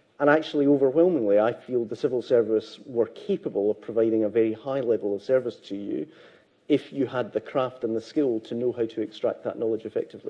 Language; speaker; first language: English; native; English